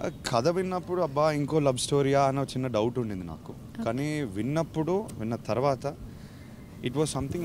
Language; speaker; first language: Telugu; native; Telugu